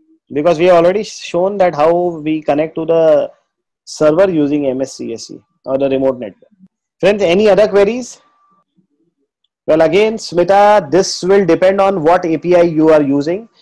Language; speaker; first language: English; non-native, local second language; Hindi